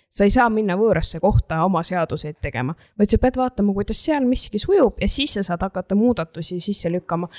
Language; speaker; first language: Estonian; native; Estonian